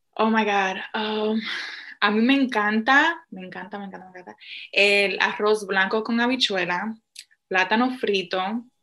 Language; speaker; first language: Spanish; early bilingual, heritage; Spanish